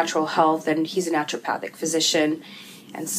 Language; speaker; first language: English; early bilingual, other home language; Russian